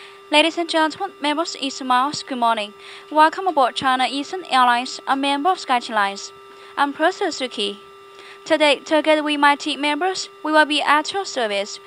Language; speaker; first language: English; non-native, fluent; Chinese